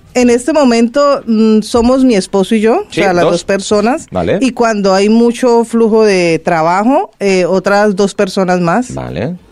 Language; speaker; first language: Spanish; native; Spanish